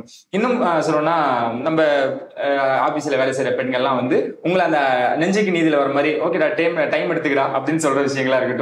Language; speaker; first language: Tamil; native; Tamil